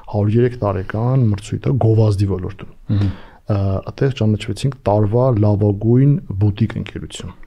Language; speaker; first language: Armenian; native; Armenian